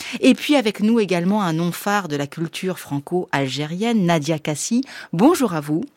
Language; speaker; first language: French; native; French